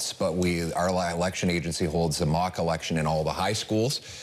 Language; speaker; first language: English; native; English